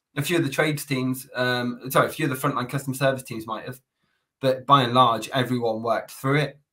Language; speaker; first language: English; native; English